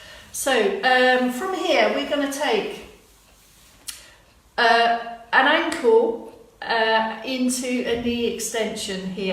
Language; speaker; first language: English; native; English